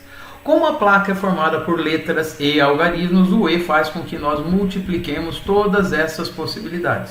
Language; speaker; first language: Portuguese; native; Portuguese